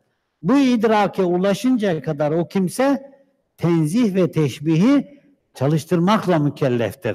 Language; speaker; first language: Turkish; native; Turkish